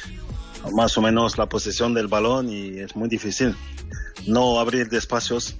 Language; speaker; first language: Spanish; non-native, fluent; French